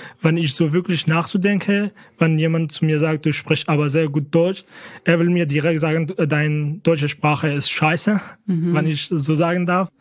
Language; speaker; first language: German; non-native, fluent; Kurdish